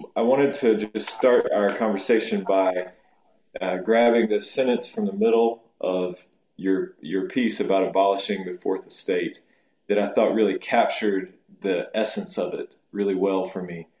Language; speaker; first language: English; native; English